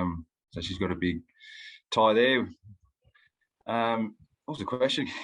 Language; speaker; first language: English; native; English